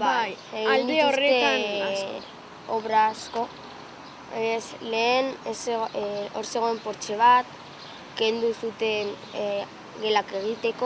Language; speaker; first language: Basque; non-native, local second language; Spanish